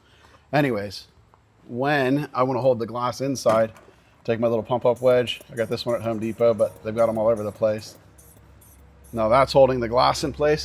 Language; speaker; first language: English; native; English